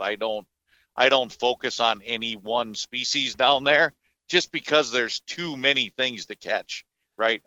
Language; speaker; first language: English; native; English